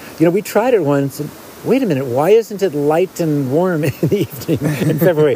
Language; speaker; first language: English; native; English